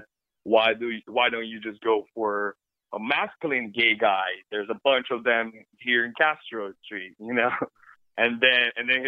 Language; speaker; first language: English; non-native, fluent; Portuguese